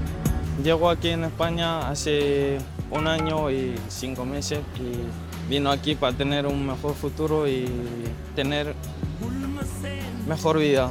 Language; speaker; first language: Spanish; non-native, learner; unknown